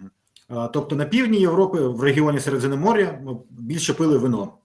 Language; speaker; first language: Ukrainian; native; Ukrainian